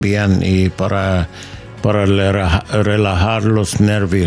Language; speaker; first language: Spanish; non-native, learner; English